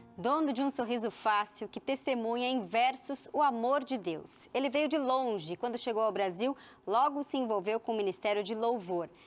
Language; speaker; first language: Portuguese; native; Portuguese